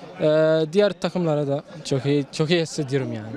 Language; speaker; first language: Turkish; non-native, learner; Arabic